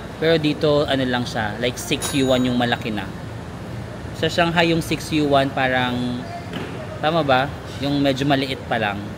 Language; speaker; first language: Filipino; non-native, local second language; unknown